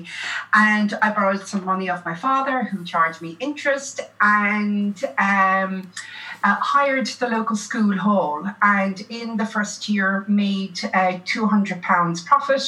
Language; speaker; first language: English; native; English